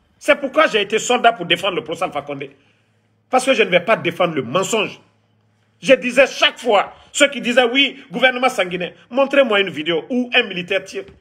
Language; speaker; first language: French; non-native, local second language; Mandingo